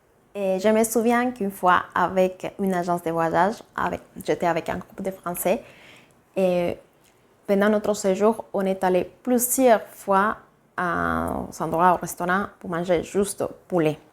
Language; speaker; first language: French; non-native, fluent; Spanish